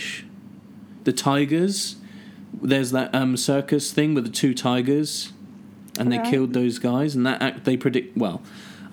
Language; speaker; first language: English; native; English